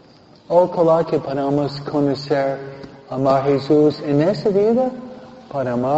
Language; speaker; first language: Spanish; non-native, fluent; English